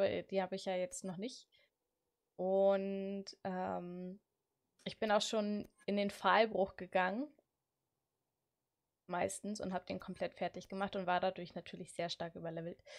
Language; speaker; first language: German; native; German